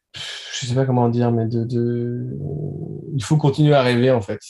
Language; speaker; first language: French; native; French